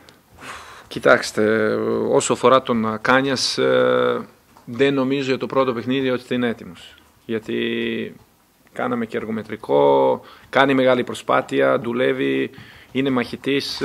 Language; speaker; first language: Greek; non-native, fluent; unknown